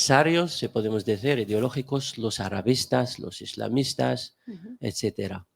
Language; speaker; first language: Spanish; non-native, fluent; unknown